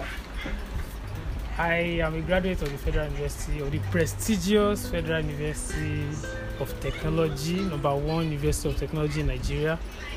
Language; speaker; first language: English; non-native, local second language; Yoruba